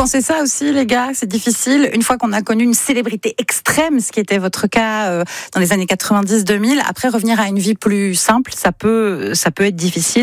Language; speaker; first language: French; native; French